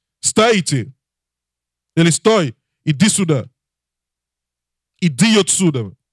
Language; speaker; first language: Russian; non-native, learner; English